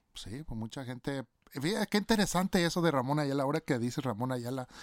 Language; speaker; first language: Spanish; early bilingual, other home language; English